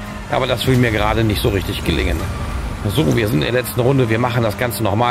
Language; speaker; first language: German; native; German